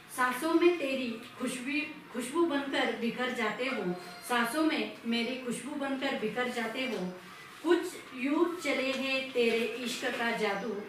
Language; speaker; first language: Hindi; non-native, local second language; Marathi